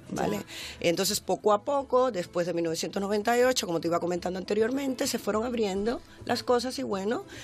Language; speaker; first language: Spanish; native; Spanish